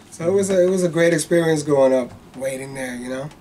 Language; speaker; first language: English; native; English